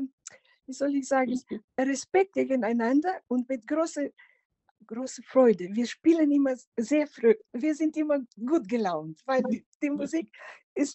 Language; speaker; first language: German; non-native, fluent; Macedonian